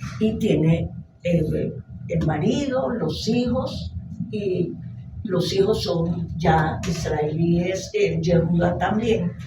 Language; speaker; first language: Spanish; early bilingual, other home language; Hebrew